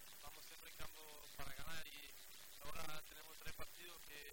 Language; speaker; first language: Spanish; non-native, learner; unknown